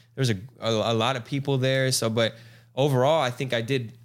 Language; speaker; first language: English; native; English